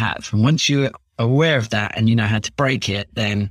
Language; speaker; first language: English; native; English